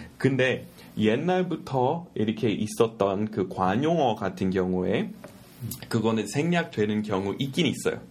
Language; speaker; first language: Korean; non-native, fluent; English